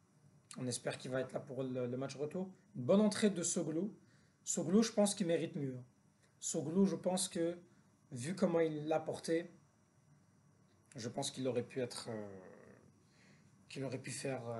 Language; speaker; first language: French; native; French